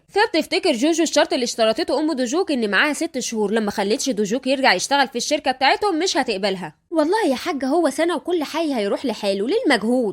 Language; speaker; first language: Arabic; native; Arabic